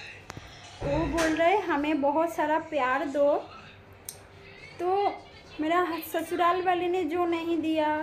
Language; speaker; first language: Hindi; non-native, local second language; Bangla